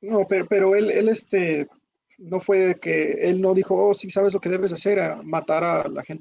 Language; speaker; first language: Spanish; early bilingual, heritage; Spanish